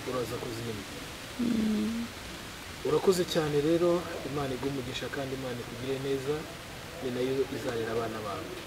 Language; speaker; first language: Kinyarwanda; native; Kinyarwanda